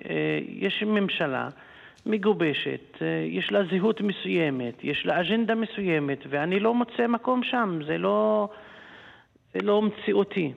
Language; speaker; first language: Hebrew; non-native, local second language; Arabic